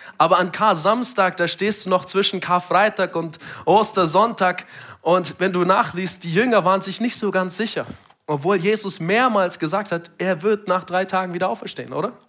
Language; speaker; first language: German; non-native, fluent; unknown